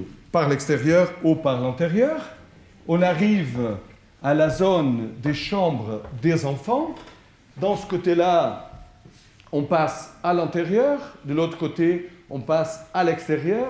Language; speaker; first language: French; non-native, fluent; Portuguese